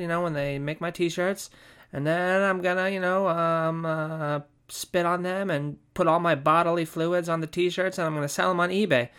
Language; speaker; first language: English; native; English